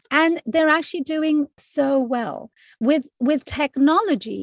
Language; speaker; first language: English; native; English